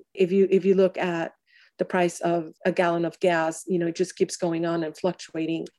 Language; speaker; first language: English; non-native, fluent; Spanish